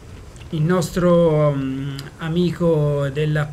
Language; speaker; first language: Italian; native; Italian